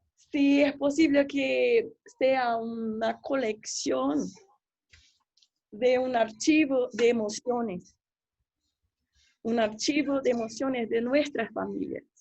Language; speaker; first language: Spanish; non-native, fluent; Portuguese